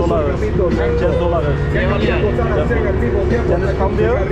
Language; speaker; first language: Spanish; non-native, learner; Dutch